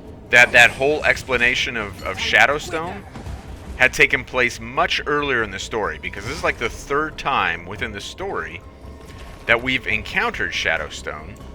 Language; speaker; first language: English; native; English